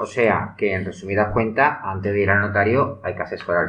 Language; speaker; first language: Spanish; native; Spanish